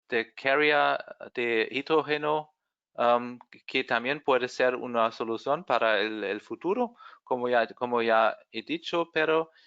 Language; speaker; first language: Spanish; non-native, fluent; German